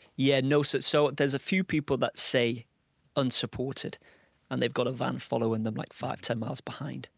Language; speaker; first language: English; native; English